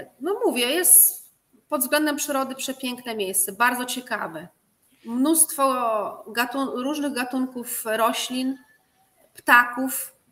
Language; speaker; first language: Polish; native; Polish